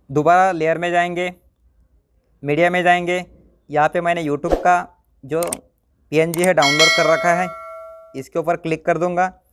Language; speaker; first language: Hindi; non-native, local second language; Marathi